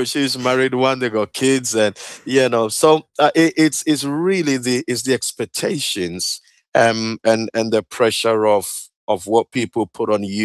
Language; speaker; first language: English; non-native, local second language; Akan